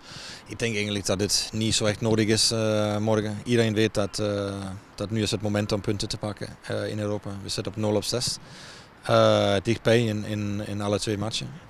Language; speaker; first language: Dutch; non-native, fluent; Danish